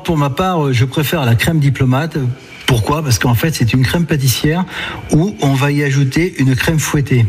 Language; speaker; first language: French; native; French